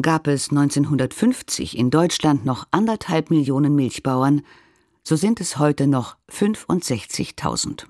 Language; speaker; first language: German; native; German